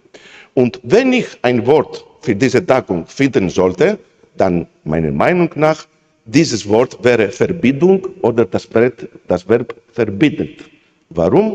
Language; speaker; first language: German; non-native, fluent; Greek